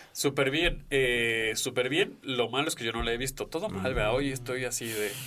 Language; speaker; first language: Spanish; native; Spanish